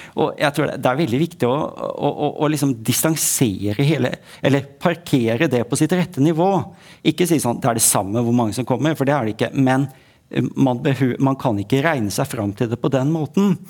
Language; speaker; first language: Norwegian; native; Norwegian